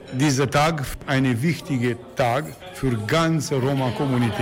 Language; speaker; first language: German; non-native, learner; Romanian